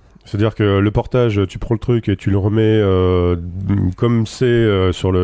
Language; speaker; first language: French; native; French